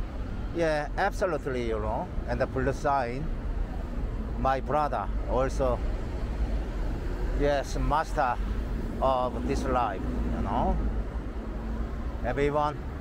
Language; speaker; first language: English; non-native, learner; Korean